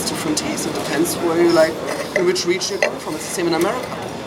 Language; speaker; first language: English; non-native, fluent; German